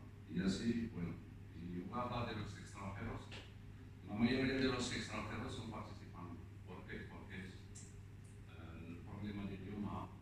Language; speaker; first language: Spanish; non-native, fluent; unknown